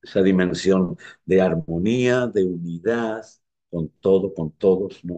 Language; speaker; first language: Spanish; native; Spanish